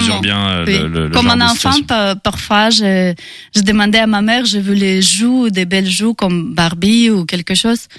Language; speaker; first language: French; non-native, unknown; Russian